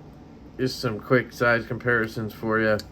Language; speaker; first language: English; native; English